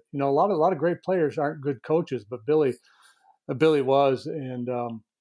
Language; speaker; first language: English; native; English